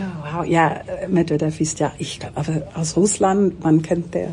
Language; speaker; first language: German; non-native, local second language; French